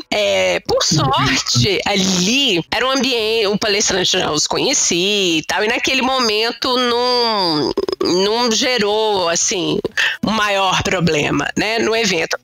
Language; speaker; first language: Portuguese; native; Portuguese